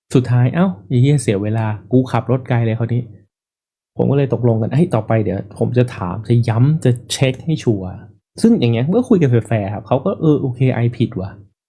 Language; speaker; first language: Thai; native; Thai